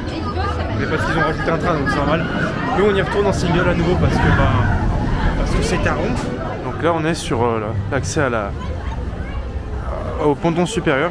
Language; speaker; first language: French; native; French